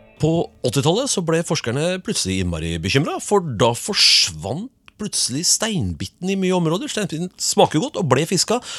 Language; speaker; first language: Norwegian; native; Norwegian